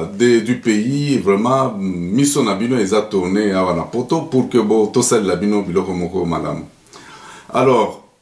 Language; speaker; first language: Lingala; non-native, local second language; Luba-Lulua